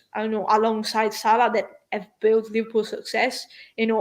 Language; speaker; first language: English; non-native, fluent; Italian